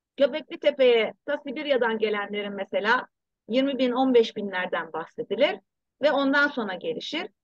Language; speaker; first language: Turkish; early bilingual, heritage; Turkish